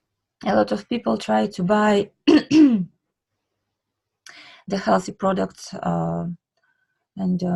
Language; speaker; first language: English; non-native, learner; Russian